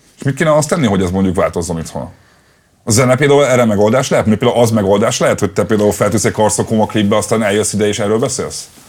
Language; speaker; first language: Hungarian; native; Hungarian